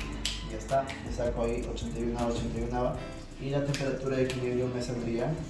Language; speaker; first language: Spanish; native; Spanish